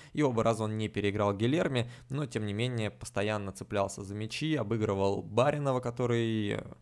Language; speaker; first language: Russian; native; Russian